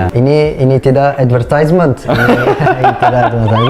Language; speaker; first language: Indonesian; non-native, learner; Turkish